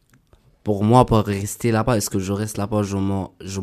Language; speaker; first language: French; non-native, learner; Arabic